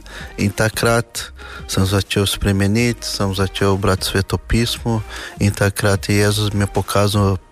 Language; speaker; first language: Slovenian; non-native, learner; Portuguese